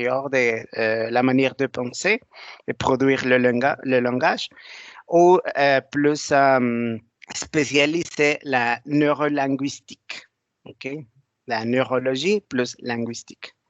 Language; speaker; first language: French; non-native, learner; Spanish